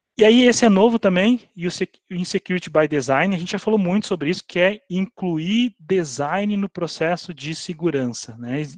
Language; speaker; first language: Portuguese; native; Portuguese